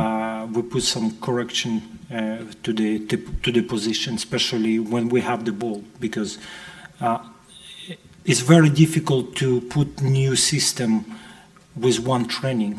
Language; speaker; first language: English; non-native, fluent; Russian